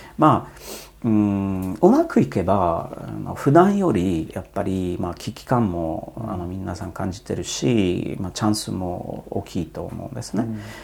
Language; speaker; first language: Japanese; non-native, fluent; Polish